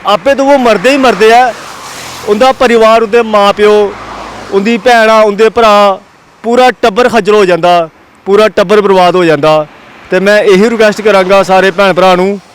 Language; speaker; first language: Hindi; non-native, local second language; Dogri